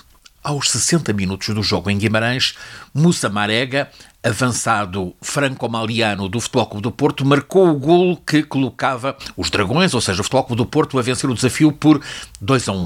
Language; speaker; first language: Portuguese; native; Portuguese